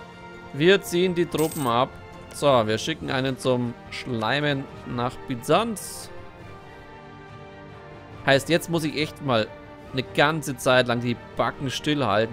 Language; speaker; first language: German; native; German